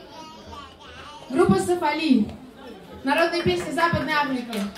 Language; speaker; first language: Russian; native; Russian